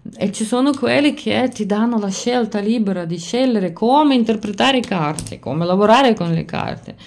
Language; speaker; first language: Italian; non-native, fluent; Lithuanian